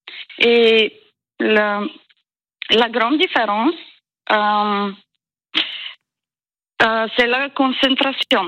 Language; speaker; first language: French; non-native, learner; Bulgarian